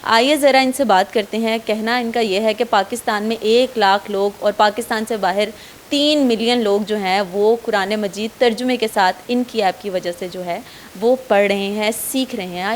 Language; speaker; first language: Urdu; native; Urdu